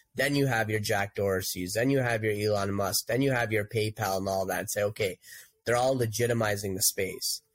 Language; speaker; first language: English; native; English